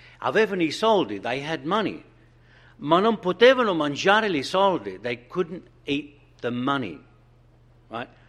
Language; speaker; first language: English; non-native, fluent; Italian